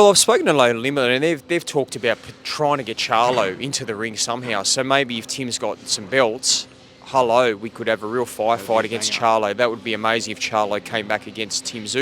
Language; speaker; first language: English; native; English